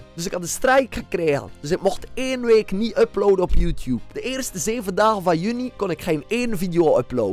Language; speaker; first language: Dutch; native; Dutch